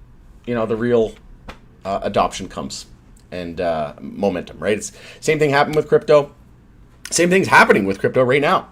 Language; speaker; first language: English; native; English